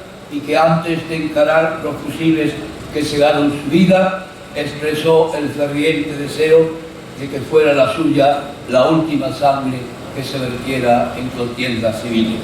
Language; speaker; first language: Spanish; native; Spanish